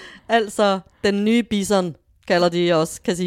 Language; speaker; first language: Danish; native; Danish